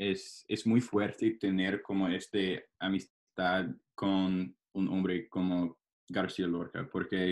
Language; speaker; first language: Spanish; non-native, learner; English